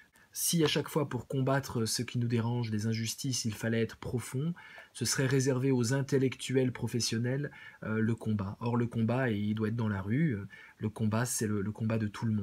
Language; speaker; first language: French; native; French